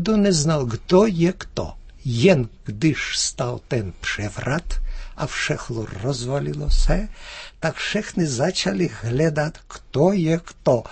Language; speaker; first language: Czech; early bilingual, heritage; Czech